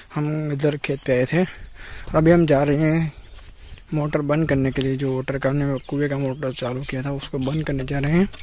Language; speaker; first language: Hindi; non-native, local second language; Gujarati